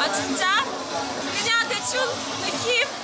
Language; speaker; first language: Korean; non-native, fluent; Russian